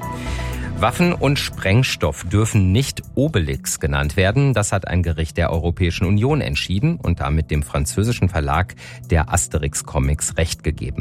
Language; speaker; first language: German; native; German